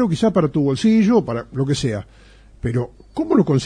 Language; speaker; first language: Spanish; native; Spanish